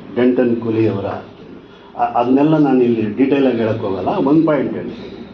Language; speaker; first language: Kannada; non-native, local second language; Telugu